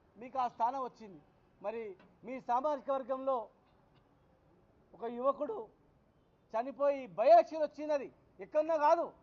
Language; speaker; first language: Telugu; native; Telugu